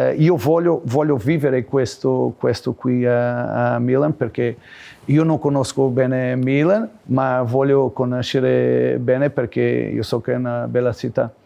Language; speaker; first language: Italian; non-native, fluent; Portuguese